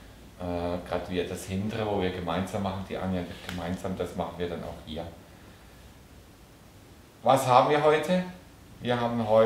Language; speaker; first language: German; native; German